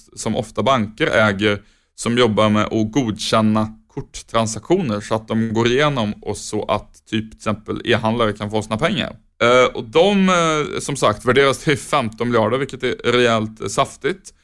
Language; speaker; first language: Swedish; native; Swedish